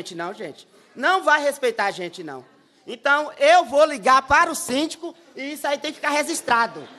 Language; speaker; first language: Portuguese; native; Portuguese